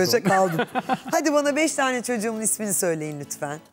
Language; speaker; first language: Turkish; native; Turkish